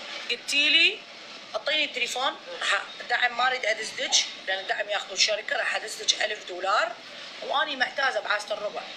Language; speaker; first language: Arabic; native; Arabic